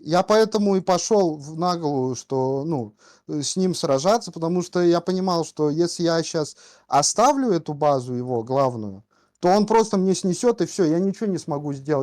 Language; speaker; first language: Russian; native; Russian